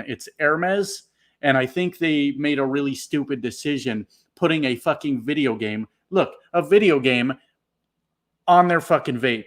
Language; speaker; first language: English; native; English